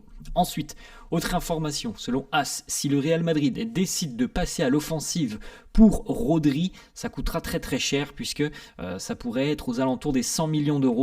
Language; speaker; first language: French; native; French